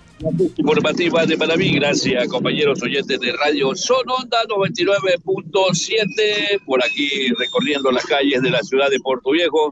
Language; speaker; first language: Spanish; native; Spanish